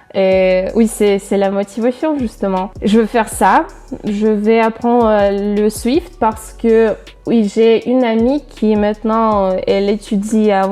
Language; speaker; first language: French; non-native, fluent; Russian